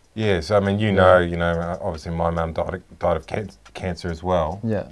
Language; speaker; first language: English; native; English